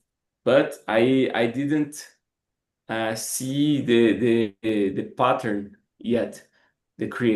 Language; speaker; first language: English; non-native, learner; Portuguese